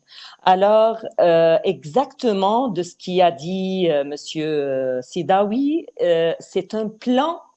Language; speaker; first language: French; non-native, fluent; Arabic